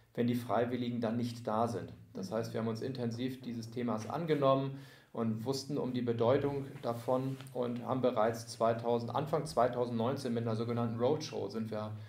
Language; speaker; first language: German; native; German